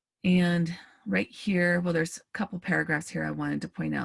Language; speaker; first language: English; native; English